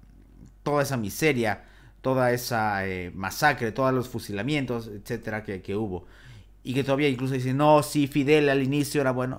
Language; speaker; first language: Spanish; native; Spanish